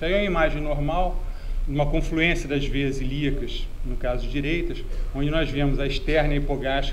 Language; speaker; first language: Portuguese; native; Portuguese